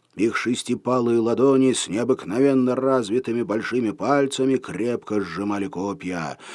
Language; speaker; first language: Russian; native; Russian